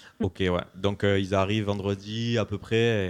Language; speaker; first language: French; native; French